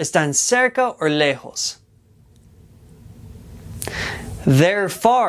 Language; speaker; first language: Spanish; non-native, fluent; English